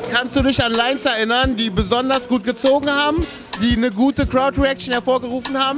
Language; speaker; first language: German; native; German